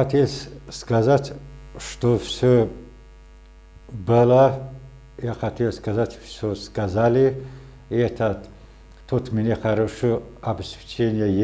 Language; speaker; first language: Russian; non-native, learner; Azerbaijani